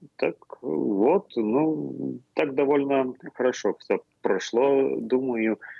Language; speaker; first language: Russian; non-native, fluent; Lithuanian